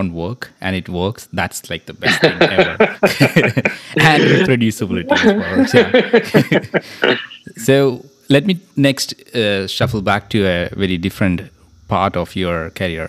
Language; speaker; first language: English; non-native, local second language; Malayalam